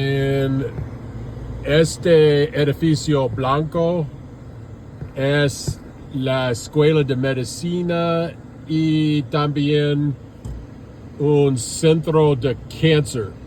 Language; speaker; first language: Spanish; non-native, learner; English